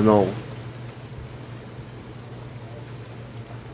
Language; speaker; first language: French; native; French